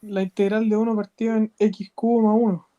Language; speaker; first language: Spanish; native; Spanish